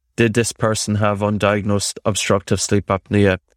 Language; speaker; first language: English; native; English